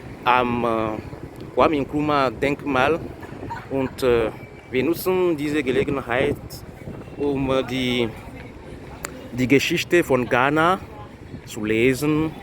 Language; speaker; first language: German; non-native, fluent; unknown